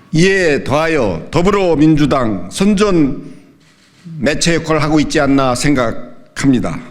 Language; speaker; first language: Korean; native; Korean